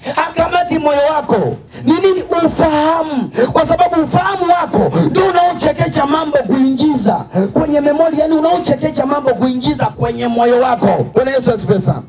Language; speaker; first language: Swahili; native; Swahili